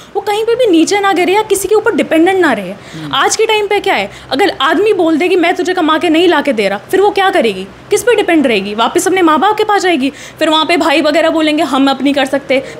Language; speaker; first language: Hindi; native; Hindi